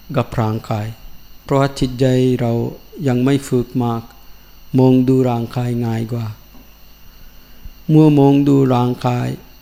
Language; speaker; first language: Thai; non-native, learner; Sinhala